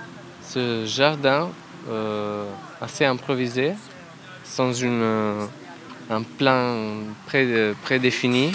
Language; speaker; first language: French; non-native, learner; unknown